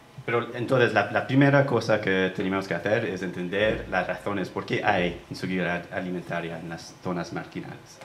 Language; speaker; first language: Spanish; non-native, fluent; English